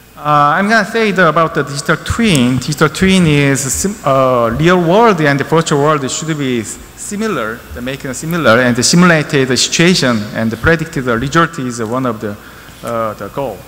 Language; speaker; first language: English; non-native, learner; Korean